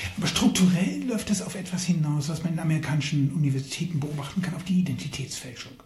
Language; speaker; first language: German; native; German